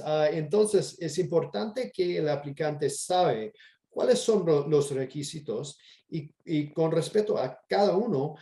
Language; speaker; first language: Spanish; non-native, fluent; English